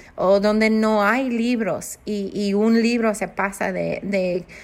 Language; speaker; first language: Spanish; non-native, fluent; English